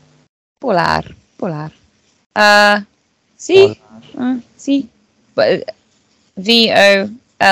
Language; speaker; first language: Spanish; non-native, learner; English